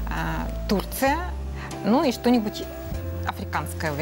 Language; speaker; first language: Russian; native; Russian